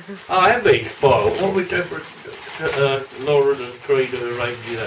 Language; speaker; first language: English; native; English